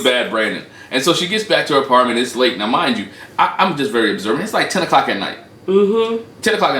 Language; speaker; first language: English; native; English